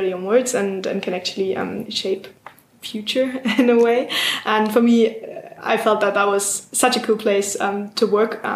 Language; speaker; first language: English; non-native, fluent; German